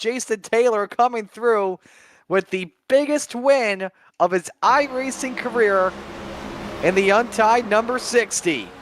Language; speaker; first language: English; native; English